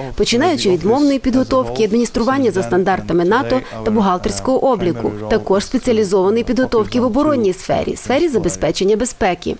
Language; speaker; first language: Ukrainian; native; Ukrainian